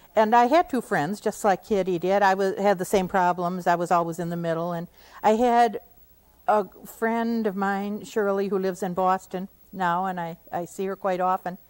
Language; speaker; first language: English; native; English